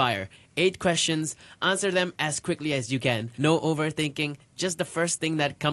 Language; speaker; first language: English; non-native, local second language; Bangla